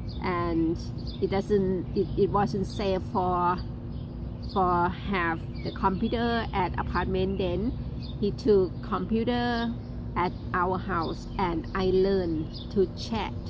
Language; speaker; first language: English; non-native, learner; Thai